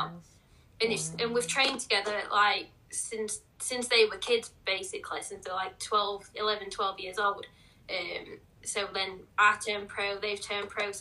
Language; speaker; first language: English; native; English